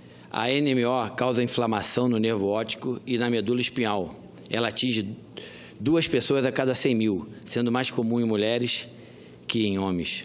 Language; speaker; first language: Portuguese; native; Portuguese